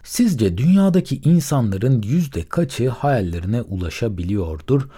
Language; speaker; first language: Turkish; native; Turkish